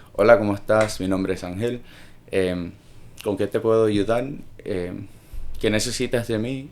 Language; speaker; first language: Spanish; early bilingual, heritage; Spanish